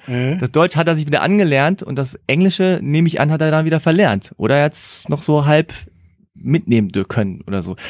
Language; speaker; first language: German; early bilingual, other home language; Korean